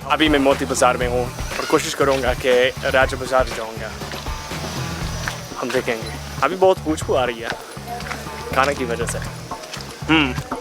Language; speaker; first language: Hindi; non-native, fluent; English